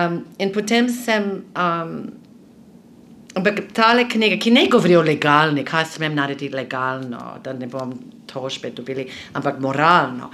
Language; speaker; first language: Slovenian; non-native, fluent; English